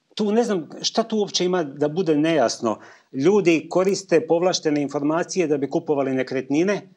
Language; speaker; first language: Croatian; native; Croatian